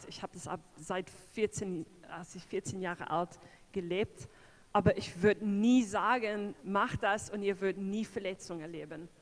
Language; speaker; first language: German; non-native, fluent; English